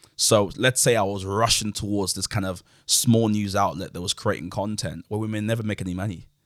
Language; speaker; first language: English; native; English